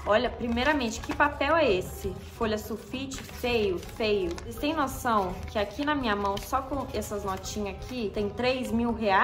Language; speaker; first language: Portuguese; native; Portuguese